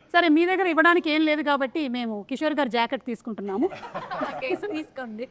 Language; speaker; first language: Telugu; native; Telugu